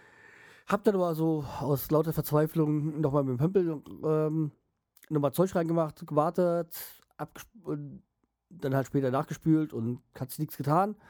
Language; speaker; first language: German; native; German